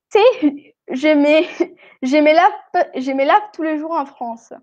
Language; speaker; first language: French; non-native, fluent; Spanish